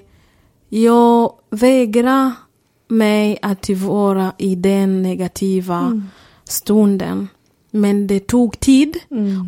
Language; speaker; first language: Swedish; non-native, fluent; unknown